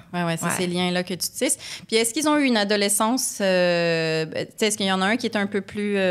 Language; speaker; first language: French; native; French